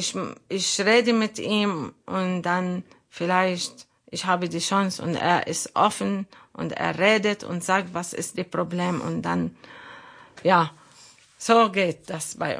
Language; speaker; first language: German; non-native, learner; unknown